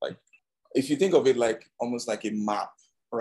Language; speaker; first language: English; non-native, local second language; Yoruba